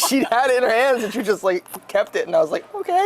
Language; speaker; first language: English; native; English